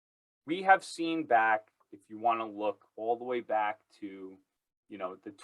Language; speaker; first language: English; native; English